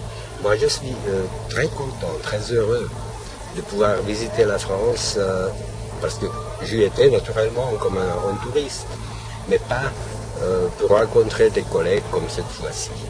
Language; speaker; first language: French; non-native, fluent; Slovak